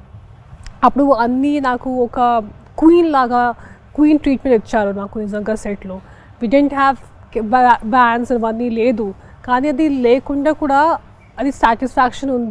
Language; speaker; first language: Telugu; non-native, local second language; Hindi